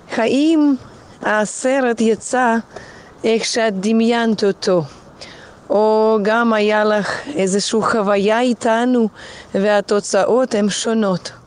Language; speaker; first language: Hebrew; non-native, fluent; Russian